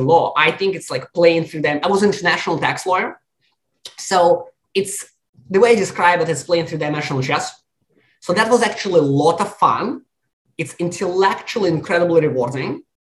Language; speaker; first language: English; non-native, fluent; Russian